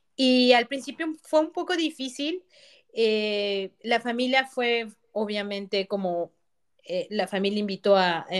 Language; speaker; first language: Spanish; native; Spanish